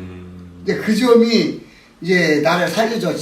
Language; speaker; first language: Korean; native; Korean